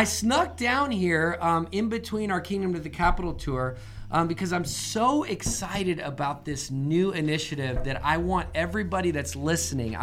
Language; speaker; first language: English; native; English